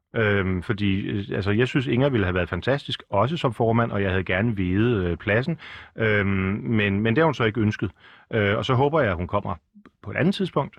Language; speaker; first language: Danish; native; Danish